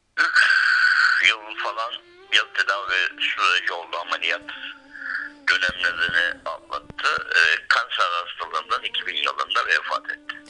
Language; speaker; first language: Turkish; native; Turkish